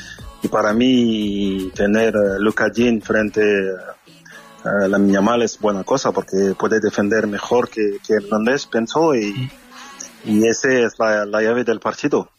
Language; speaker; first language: Spanish; non-native, fluent; French